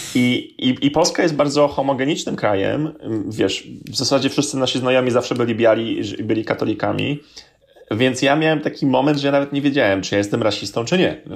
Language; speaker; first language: Polish; native; Polish